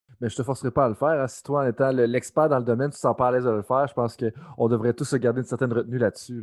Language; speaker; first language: French; native; French